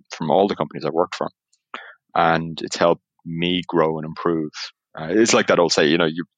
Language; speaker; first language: English; native; English